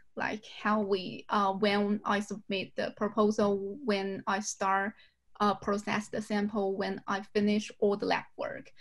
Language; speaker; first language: English; non-native, fluent; Chinese